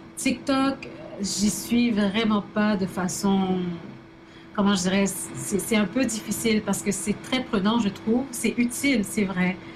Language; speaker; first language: French; early bilingual, other home language; Haitian Creole